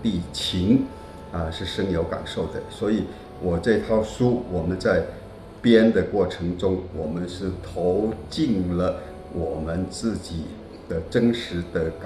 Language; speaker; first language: Chinese; non-native, local second language; Min Nan Chinese